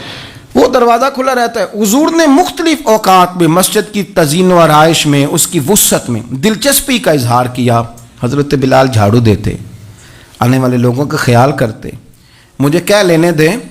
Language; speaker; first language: Urdu; native; Urdu